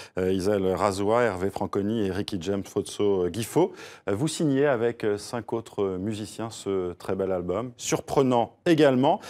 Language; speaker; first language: French; native; French